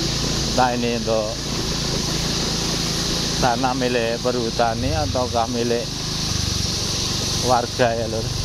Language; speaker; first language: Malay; non-native, local second language; Javanese